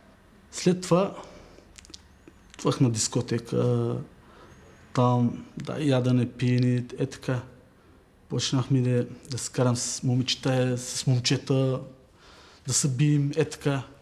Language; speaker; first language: Bulgarian; non-native, local second language; Turkish